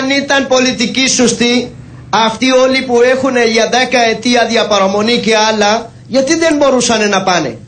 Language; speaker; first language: Greek; non-native, learner; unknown